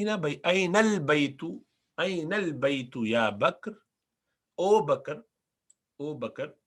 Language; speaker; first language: Arabic; non-native, fluent; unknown